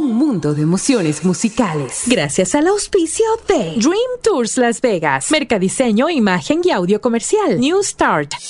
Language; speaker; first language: Spanish; native; Spanish